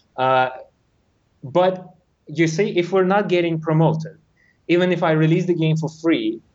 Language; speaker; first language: English; non-native, fluent; Russian